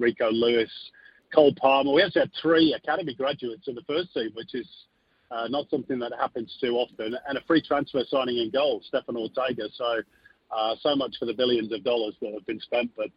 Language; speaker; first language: English; native; English